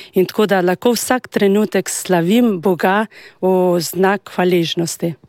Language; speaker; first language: Slovenian; non-native, fluent; Albanian